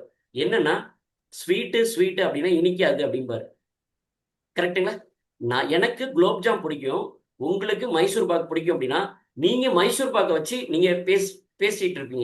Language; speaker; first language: Tamil; native; Tamil